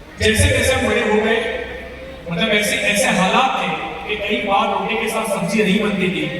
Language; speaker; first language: Hindi; non-native, local second language; Gujarati